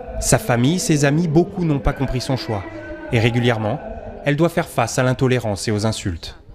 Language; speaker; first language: French; native; French